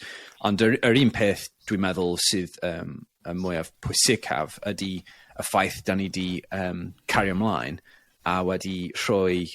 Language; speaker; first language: Welsh; non-native, local second language; English